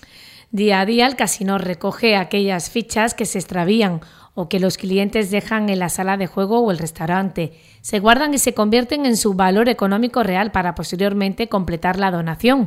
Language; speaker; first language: Spanish; native; Spanish